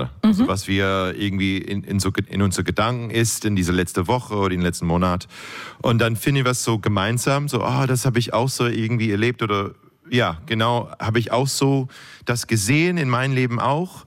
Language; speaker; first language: German; non-native, learner; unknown